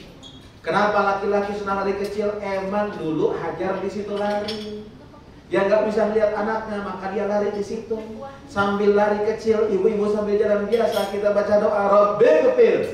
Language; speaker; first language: Indonesian; native; Indonesian